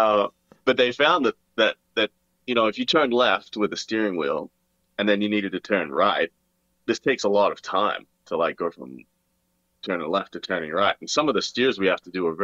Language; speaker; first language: English; native; English